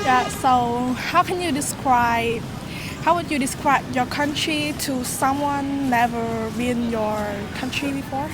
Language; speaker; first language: English; non-native, learner; Vietnamese